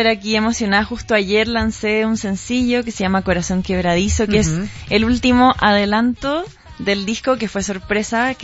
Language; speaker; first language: Spanish; native; Spanish